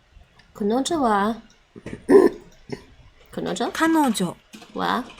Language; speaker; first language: Japanese; non-native, learner; Dutch